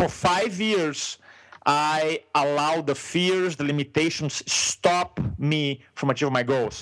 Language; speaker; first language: English; non-native, fluent; Portuguese